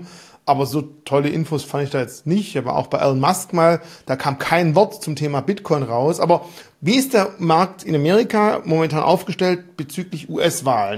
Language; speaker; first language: German; native; German